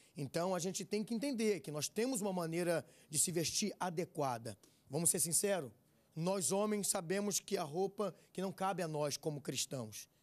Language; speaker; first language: Portuguese; native; Portuguese